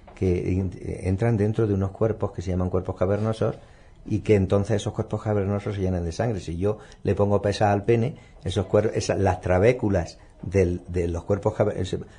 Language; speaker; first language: Spanish; native; Spanish